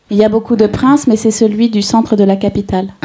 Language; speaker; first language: French; native; French